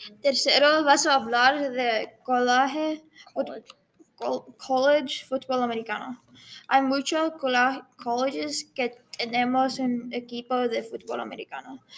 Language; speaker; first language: Spanish; non-native, learner; English